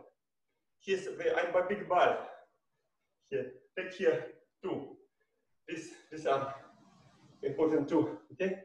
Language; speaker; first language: English; non-native, learner; Russian